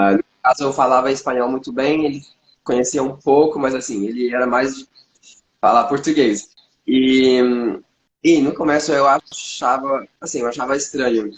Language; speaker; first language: Portuguese; non-native, fluent; French